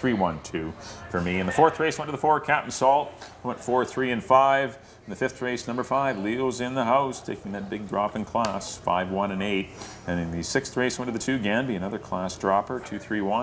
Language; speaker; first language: English; native; English